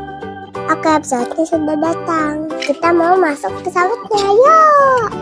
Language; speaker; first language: Indonesian; native; Indonesian